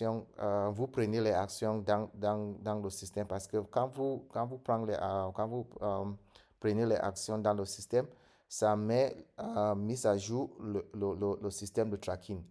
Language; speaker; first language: French; non-native, fluent; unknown